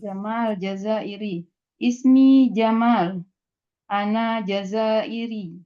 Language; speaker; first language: Arabic; non-native, learner; Indonesian